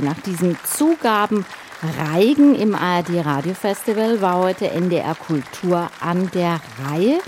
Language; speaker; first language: German; native; German